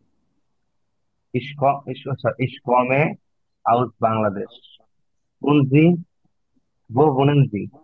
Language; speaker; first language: German; non-native, learner; Bangla